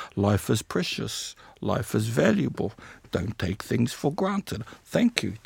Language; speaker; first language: English; native; English